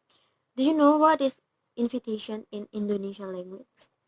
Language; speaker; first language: English; non-native, learner; Indonesian